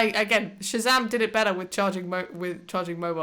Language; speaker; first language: English; native; English